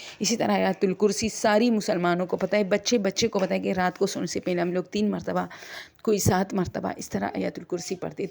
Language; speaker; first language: Urdu; non-native, local second language; Pashto